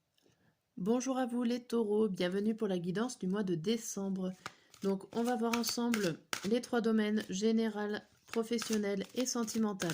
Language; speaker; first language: French; native; French